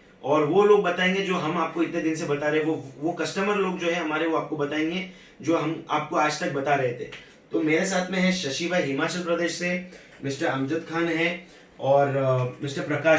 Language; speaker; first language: Hindi; native; Hindi